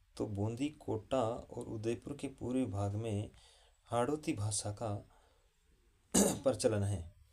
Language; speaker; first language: Hindi; native; Hindi